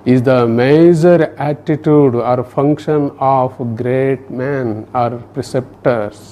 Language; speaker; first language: English; non-native, local second language; Kannada